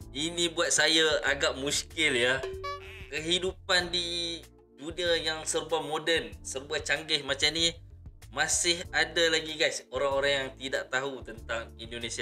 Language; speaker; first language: Malay; native; Malay